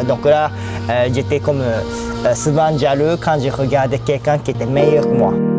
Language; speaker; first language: French; non-native, fluent; Japanese